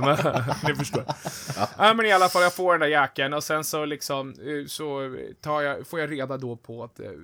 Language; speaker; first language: Swedish; native; Swedish